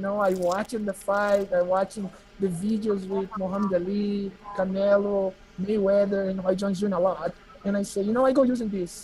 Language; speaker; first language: English; non-native, learner; Portuguese